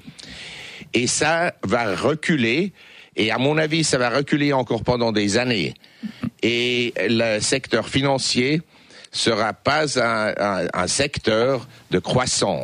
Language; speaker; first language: French; non-native, local second language; Swiss German